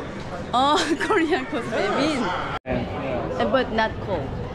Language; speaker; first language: English; non-native, learner; Korean